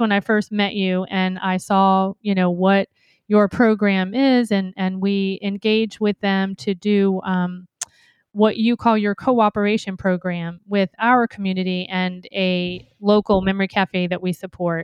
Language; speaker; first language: English; native; English